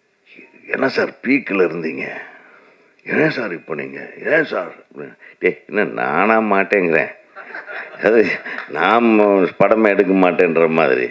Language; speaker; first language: Tamil; native; Tamil